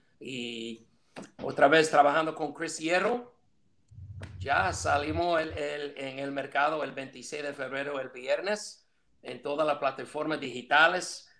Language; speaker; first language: Spanish; non-native, fluent; English